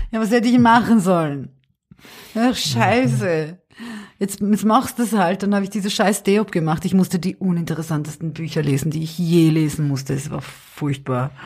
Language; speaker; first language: German; early bilingual, other home language; Serbian